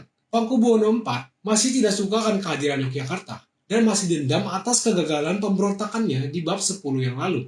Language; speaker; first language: Indonesian; native; Indonesian